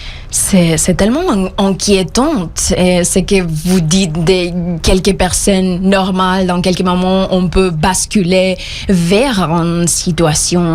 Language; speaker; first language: French; non-native, fluent; Spanish